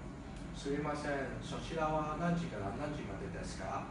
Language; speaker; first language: Japanese; non-native, learner; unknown